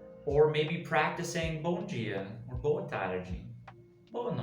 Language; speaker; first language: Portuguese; non-native, learner; English